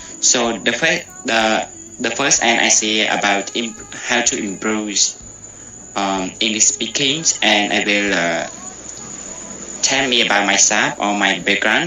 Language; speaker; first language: English; non-native, learner; Khmer